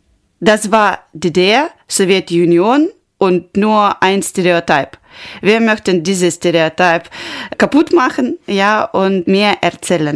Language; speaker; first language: German; non-native, learner; Ukrainian